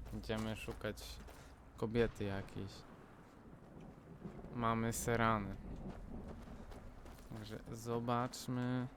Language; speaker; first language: Polish; native; Polish